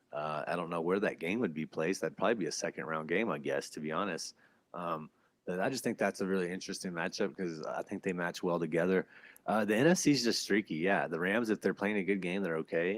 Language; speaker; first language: English; native; English